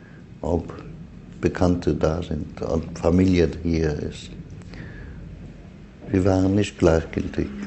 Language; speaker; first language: German; non-native, learner; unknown